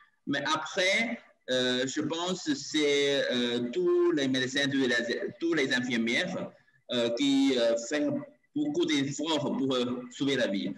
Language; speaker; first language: French; non-native, learner; Chinese